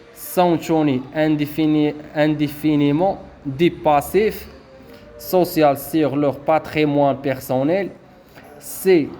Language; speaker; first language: French; non-native, local second language; Arabic